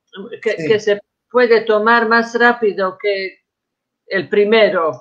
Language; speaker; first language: Spanish; non-native, fluent; Croatian